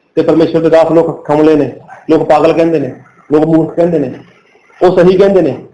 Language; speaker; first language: Hindi; non-native, local second language; Punjabi